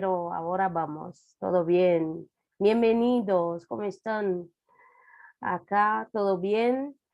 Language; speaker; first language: Spanish; non-native, fluent; Portuguese